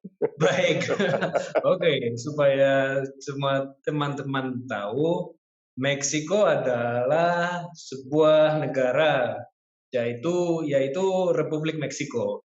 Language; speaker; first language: Indonesian; non-native, fluent; Spanish